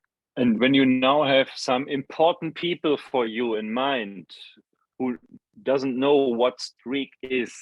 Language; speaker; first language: English; non-native, fluent; German